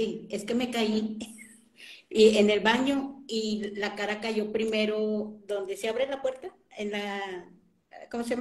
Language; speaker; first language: Spanish; native; Spanish